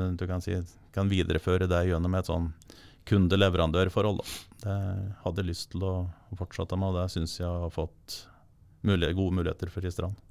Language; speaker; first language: Norwegian; native; Norwegian